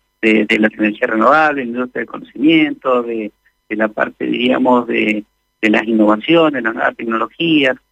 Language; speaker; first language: Spanish; native; Spanish